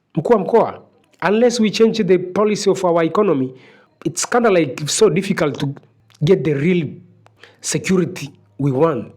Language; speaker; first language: English; non-native, local second language; Swahili